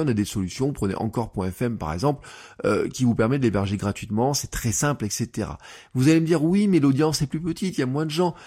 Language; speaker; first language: French; native; French